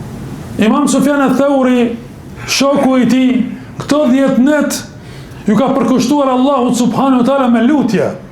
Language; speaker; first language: Albanian; native; Albanian